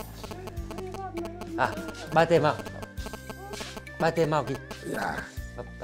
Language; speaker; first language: Portuguese; non-native, learner; Vietnamese